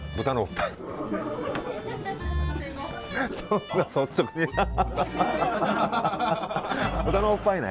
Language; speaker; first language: Japanese; native; Japanese